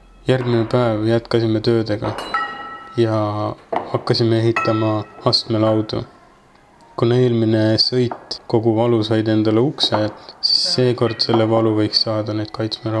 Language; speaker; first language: Estonian; native; Estonian